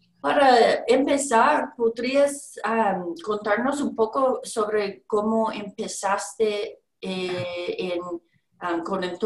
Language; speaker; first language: Spanish; non-native, learner; English